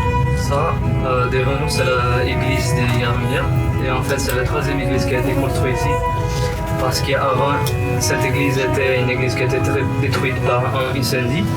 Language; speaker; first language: French; non-native, learner; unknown